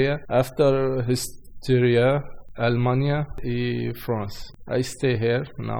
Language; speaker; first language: English; non-native, learner; Arabic